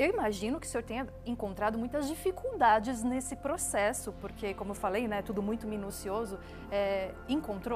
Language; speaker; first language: Portuguese; native; Portuguese